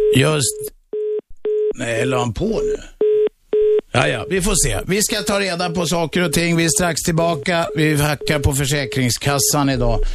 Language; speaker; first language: Swedish; native; Swedish